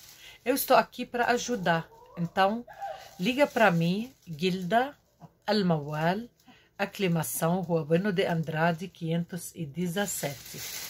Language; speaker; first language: Portuguese; non-native, fluent; Arabic